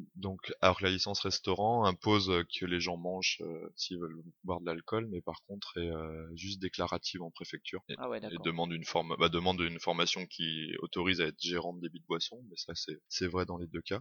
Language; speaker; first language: French; native; French